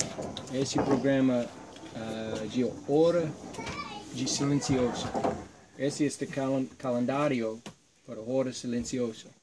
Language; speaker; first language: Portuguese; non-native, learner; English